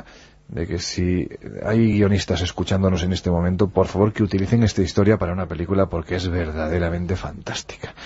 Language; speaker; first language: Spanish; native; Spanish